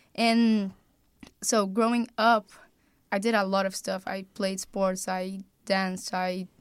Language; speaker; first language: English; non-native, fluent; Portuguese